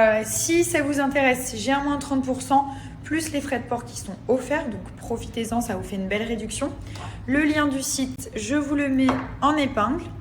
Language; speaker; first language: French; native; French